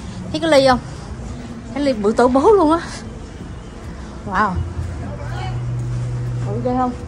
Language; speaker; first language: Vietnamese; native; Vietnamese